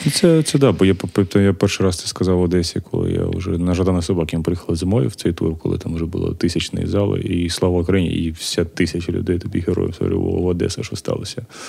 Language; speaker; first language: Ukrainian; native; Ukrainian